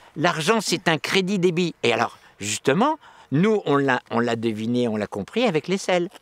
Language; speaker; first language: French; native; French